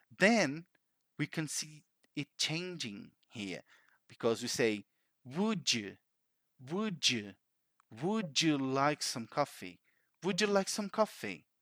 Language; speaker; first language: English; non-native, fluent; Portuguese